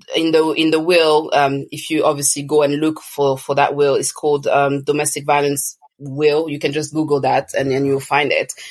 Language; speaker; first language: English; early bilingual, other home language; French